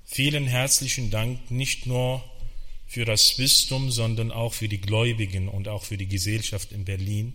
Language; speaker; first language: German; non-native, fluent; Arabic